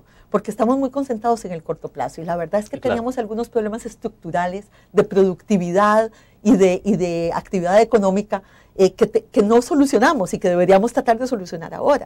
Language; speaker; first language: Spanish; native; Spanish